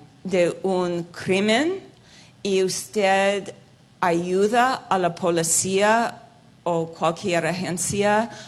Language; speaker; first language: Spanish; non-native, fluent; English